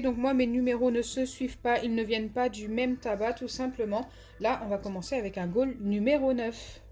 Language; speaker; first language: French; native; French